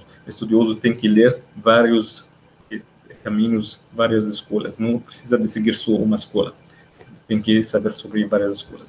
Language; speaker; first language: Portuguese; non-native, learner; Arabic